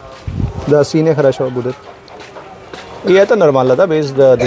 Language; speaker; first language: Russian; non-native, learner; Hindi